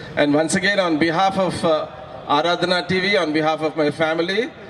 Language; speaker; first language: English; non-native, local second language; Telugu